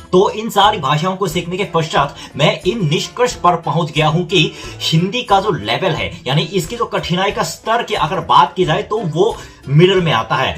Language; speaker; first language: Hindi; non-native, fluent; Korean